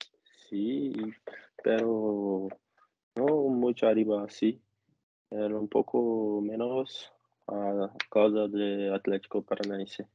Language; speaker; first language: Spanish; non-native, learner; Portuguese